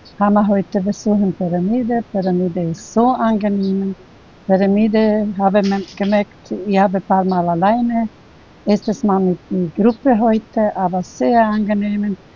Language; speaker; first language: German; non-native, learner; Bosnian